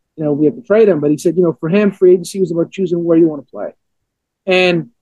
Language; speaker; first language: English; native; English